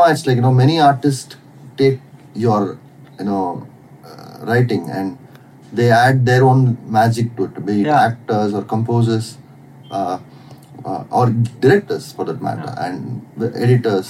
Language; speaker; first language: English; non-native, local second language; Tamil